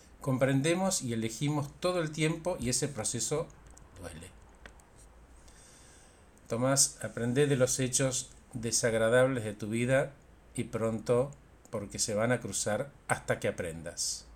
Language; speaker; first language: Spanish; native; Spanish